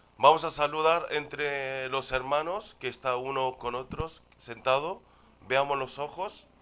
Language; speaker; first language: Spanish; non-native, fluent; Korean